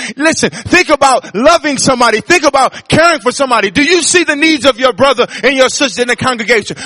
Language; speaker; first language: English; native; English